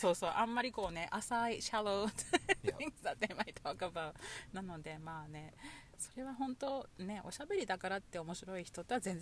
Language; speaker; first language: Japanese; native; Japanese